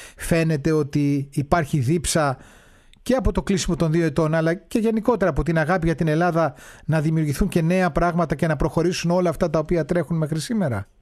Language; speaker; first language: Greek; native; Greek